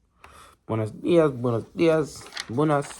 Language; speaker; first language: Spanish; non-native, learner; English